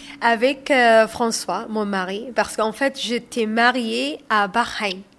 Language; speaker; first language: French; non-native, learner; Somali